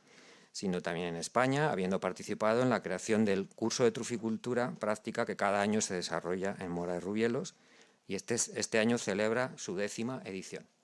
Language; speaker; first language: Spanish; native; Spanish